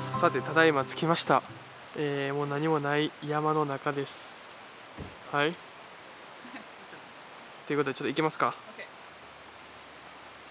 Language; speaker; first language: Japanese; native; Japanese